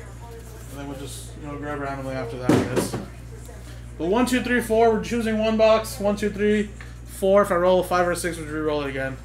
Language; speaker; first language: English; native; English